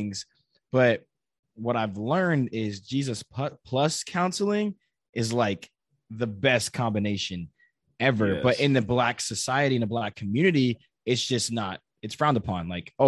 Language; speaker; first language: English; native; English